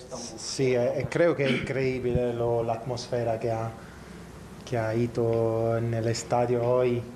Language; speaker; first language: Spanish; non-native, fluent; Italian